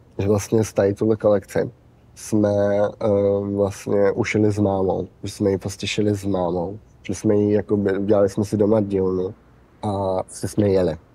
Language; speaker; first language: Czech; early bilingual, heritage; Czech